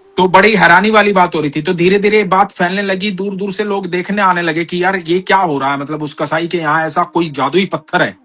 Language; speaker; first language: Hindi; native; Hindi